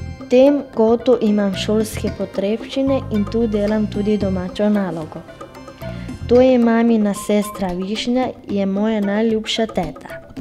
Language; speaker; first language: Slovenian; non-native, local second language; Romany